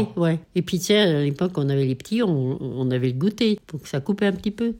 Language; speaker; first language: French; native; French